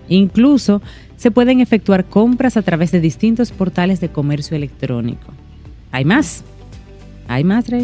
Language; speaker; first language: Spanish; native; Spanish